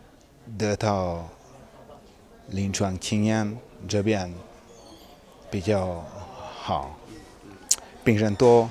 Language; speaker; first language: Chinese; non-native, fluent; Hungarian